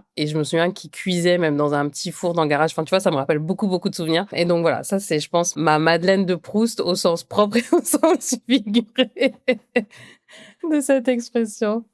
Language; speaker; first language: French; native; French